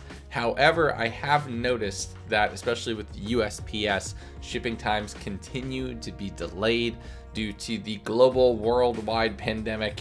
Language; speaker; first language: English; native; English